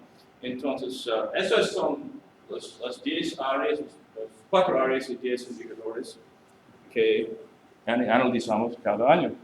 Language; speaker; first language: Spanish; non-native, learner; English